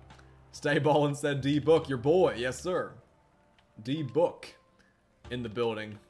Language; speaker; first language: English; native; English